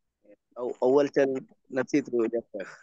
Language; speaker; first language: Arabic; non-native, learner; Bangla